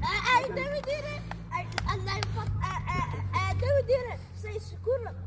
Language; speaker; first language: Italian; early bilingual, other home language; Igbo